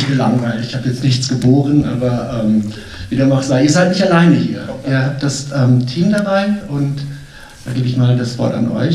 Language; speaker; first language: German; native; German